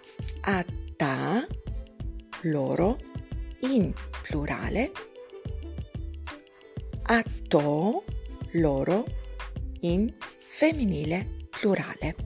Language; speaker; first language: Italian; non-native, fluent; Albanian